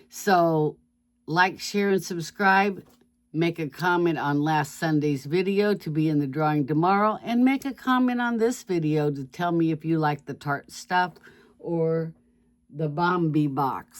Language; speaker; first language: English; native; English